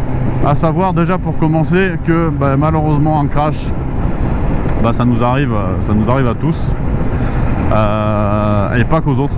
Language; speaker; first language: French; native; French